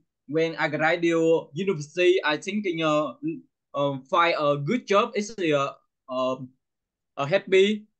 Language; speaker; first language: English; non-native, learner; Vietnamese